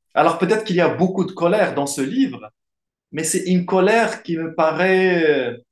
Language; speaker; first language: French; non-native, local second language; Arabic